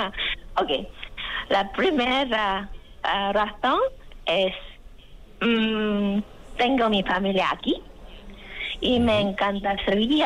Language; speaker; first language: Spanish; non-native, learner; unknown